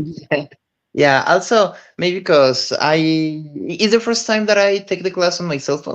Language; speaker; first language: English; non-native, learner; Spanish